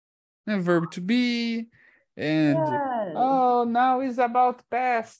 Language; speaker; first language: English; non-native, fluent; Portuguese